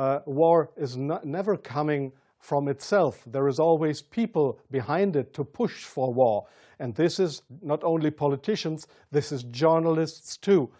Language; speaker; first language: English; non-native, fluent; German